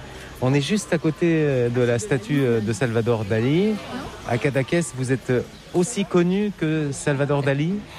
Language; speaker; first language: French; native; French